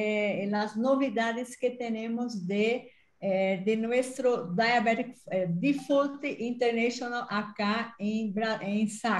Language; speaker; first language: Spanish; non-native, learner; Portuguese